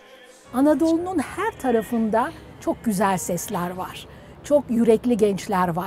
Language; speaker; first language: Turkish; native; Turkish